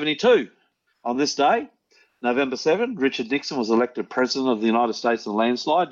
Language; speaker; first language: English; native; English